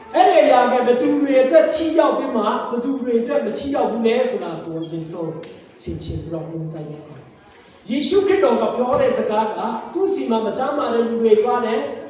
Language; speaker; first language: Burmese; non-native, local second language; Hakha Chin